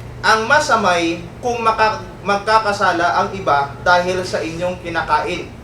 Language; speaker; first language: Filipino; native; Filipino